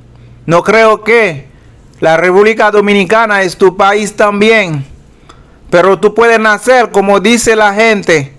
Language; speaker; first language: Spanish; non-native, fluent; Haitian Creole